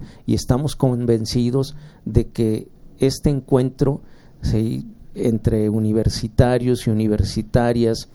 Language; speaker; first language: Spanish; native; Spanish